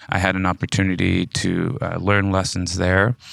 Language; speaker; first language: English; native; English